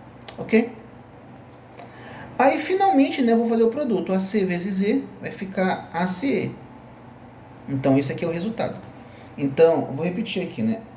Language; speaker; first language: Portuguese; native; Portuguese